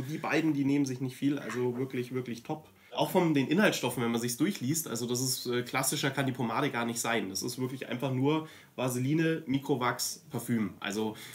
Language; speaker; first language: German; native; German